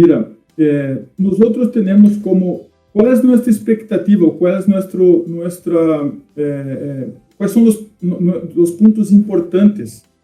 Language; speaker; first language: Spanish; non-native, fluent; Portuguese